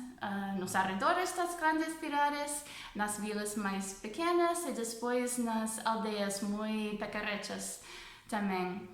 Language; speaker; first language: Portuguese; non-native, fluent; English